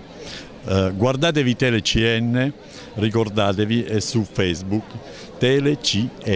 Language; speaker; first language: Italian; native; Italian